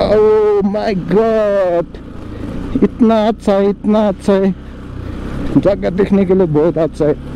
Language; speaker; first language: Hindi; non-native, learner; Nepali